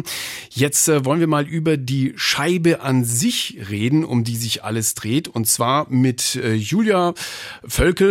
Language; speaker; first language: German; native; German